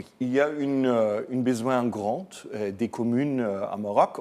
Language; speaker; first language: French; non-native, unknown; German